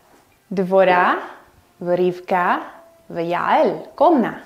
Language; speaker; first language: Hebrew; non-native, fluent; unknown